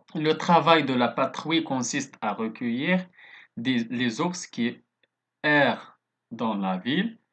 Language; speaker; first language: French; non-native, local second language; Arabic